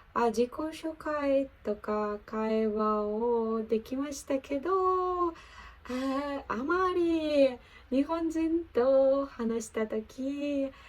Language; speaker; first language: Japanese; non-native, learner; Ukrainian